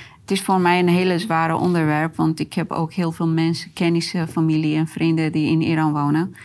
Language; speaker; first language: Dutch; non-native, fluent; Persian